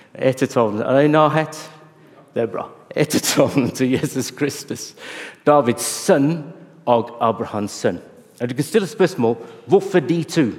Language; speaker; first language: Norwegian; non-native, fluent; English